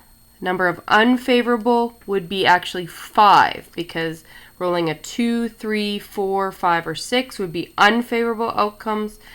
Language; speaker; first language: English; native; English